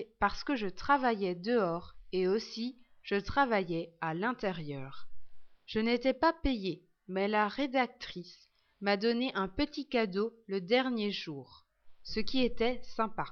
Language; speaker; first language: French; non-native, learner; English